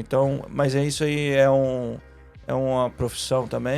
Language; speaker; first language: Portuguese; native; Portuguese